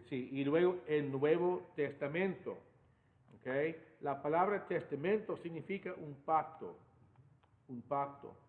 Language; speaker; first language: Spanish; non-native, fluent; English